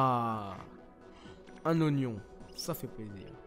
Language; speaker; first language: French; native; French